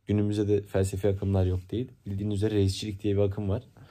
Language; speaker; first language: Turkish; native; Turkish